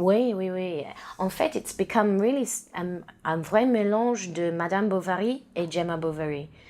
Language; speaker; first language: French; non-native, learner; English